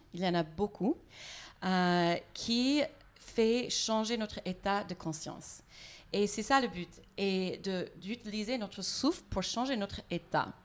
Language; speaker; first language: French; non-native, fluent; English